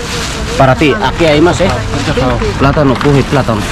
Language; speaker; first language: Spanish; non-native, learner; Filipino